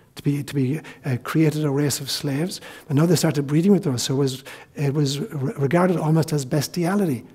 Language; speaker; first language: English; native; English